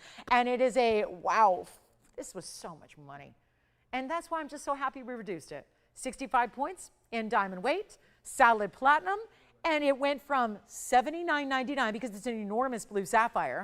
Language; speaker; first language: English; native; English